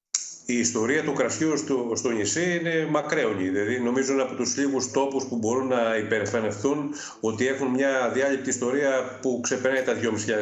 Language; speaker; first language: Greek; native; Greek